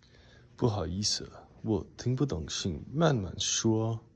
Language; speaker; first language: Chinese; non-native, learner; English